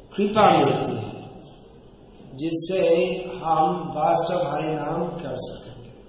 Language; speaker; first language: Hindi; non-native, fluent; English